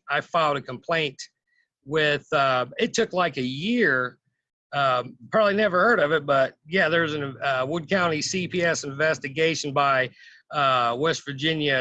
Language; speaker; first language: English; native; English